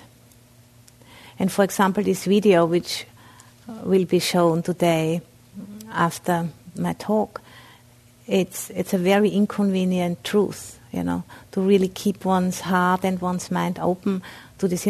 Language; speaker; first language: English; non-native, fluent; German